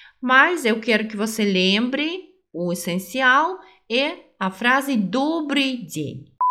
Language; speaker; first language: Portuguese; non-native, fluent; Russian